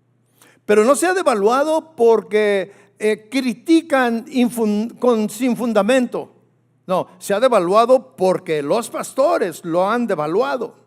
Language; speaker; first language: Spanish; native; Spanish